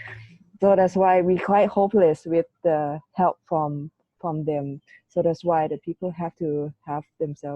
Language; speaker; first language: English; non-native, learner; Thai